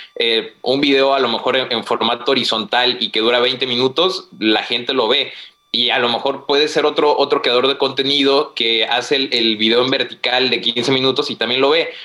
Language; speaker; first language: Spanish; native; Spanish